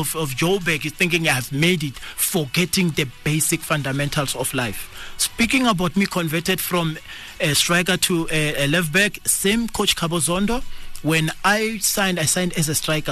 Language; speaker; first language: English; non-native, local second language; Tsonga